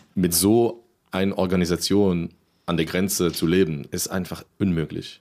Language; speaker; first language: German; non-native, fluent; Hebrew